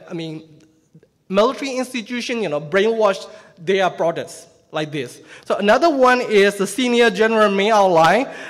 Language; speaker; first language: English; non-native, fluent; Burmese